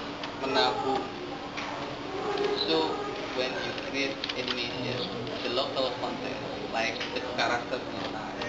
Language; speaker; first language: English; non-native, learner; Indonesian